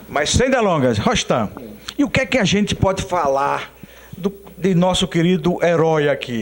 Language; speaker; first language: Portuguese; native; Portuguese